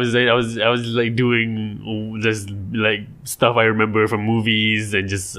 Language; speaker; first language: English; non-native, local second language; Malay